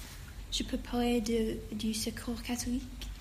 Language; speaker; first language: French; non-native, learner; English